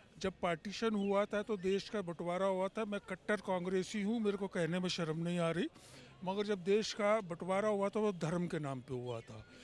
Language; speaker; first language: Hindi; native; Hindi